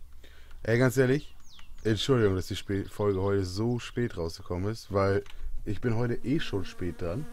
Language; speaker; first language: German; native; German